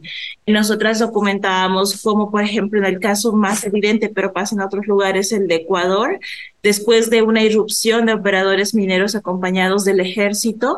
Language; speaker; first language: Spanish; native; Spanish